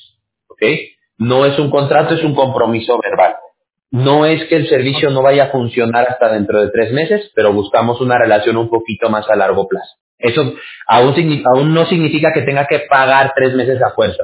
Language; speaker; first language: Spanish; native; Spanish